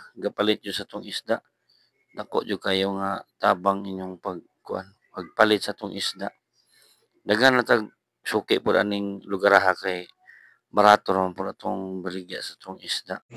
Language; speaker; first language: Cebuano; native; Cebuano